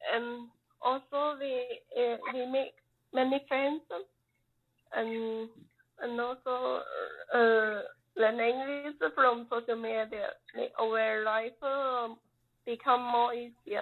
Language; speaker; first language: English; non-native, learner; Chinese